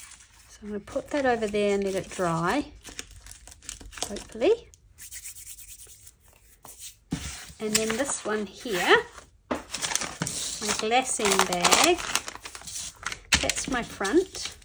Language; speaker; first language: English; native; English